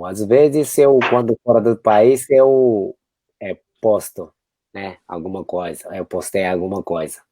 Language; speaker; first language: Portuguese; non-native, fluent; Japanese